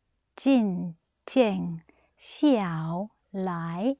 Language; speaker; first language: Chinese; non-native, learner; English